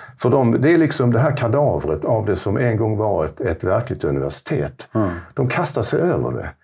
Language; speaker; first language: Swedish; native; Swedish